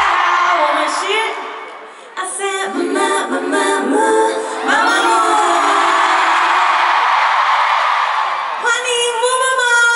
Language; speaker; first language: Chinese; non-native, learner; Korean